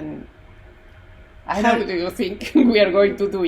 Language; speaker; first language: English; non-native, learner; Spanish